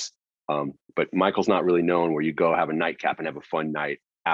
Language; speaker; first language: English; native; English